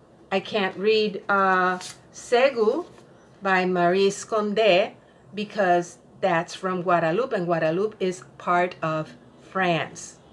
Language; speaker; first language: English; non-native, fluent; Spanish